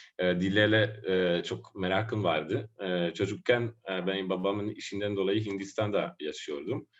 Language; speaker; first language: Turkish; non-native, fluent; Hungarian